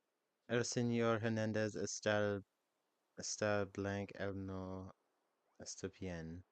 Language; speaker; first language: Spanish; non-native, learner; English